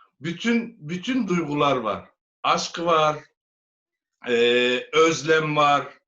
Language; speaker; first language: Turkish; native; Turkish